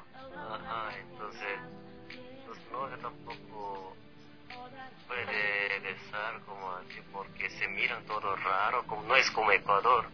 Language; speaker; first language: Spanish; non-native, fluent; Korean